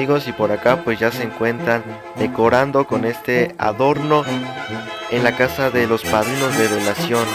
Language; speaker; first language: Spanish; native; Spanish